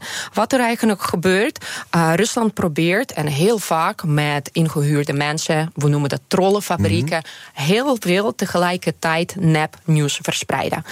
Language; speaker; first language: Dutch; non-native, fluent; Ukrainian